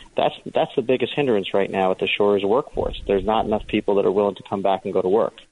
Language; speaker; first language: English; early bilingual, other home language; Hindi